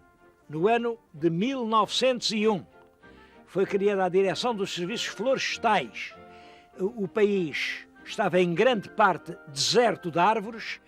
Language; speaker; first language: Portuguese; native; Portuguese